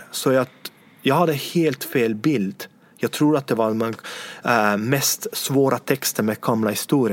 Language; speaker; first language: Swedish; non-native, fluent; Estonian